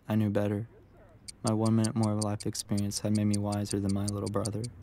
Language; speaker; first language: English; native; English